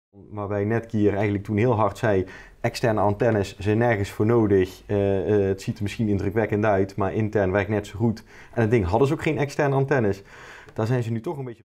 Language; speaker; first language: Dutch; native; Dutch